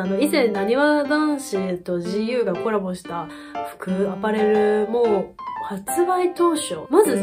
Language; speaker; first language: Japanese; native; Japanese